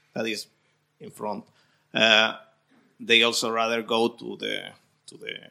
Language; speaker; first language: English; non-native, fluent; Spanish